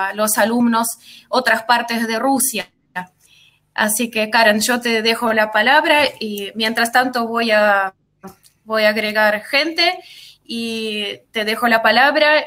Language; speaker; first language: Spanish; non-native, fluent; Russian